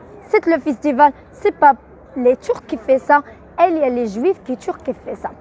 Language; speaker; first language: French; non-native, learner; Arabic